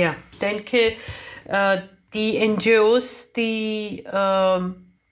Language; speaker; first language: German; non-native, fluent; Georgian